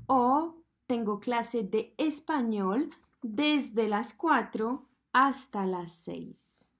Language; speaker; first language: Spanish; non-native, fluent; French